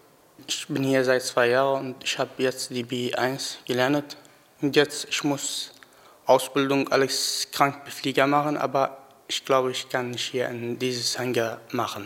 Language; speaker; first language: German; non-native, learner; Arabic